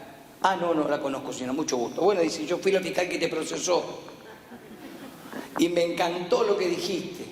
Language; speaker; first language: Spanish; native; Spanish